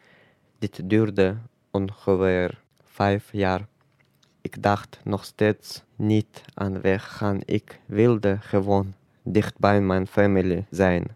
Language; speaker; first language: Dutch; non-native, learner; Chechen